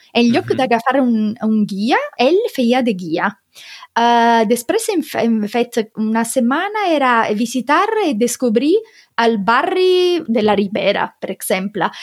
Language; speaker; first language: Catalan; non-native, fluent; Italian